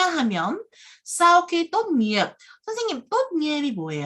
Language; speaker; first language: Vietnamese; non-native, fluent; Korean